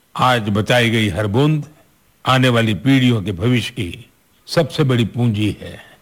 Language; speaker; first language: Hindi; non-native, local second language; Gujarati